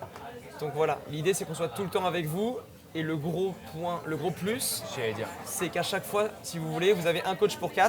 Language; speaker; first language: French; native; French